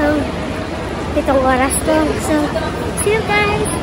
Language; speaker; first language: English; non-native, local second language; Filipino